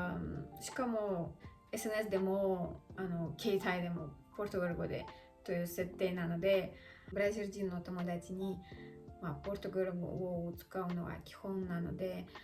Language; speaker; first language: Japanese; non-native, learner; Russian